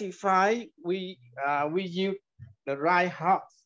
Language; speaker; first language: English; non-native, learner; Vietnamese